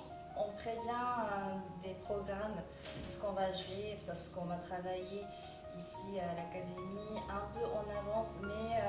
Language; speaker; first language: French; non-native, fluent; Japanese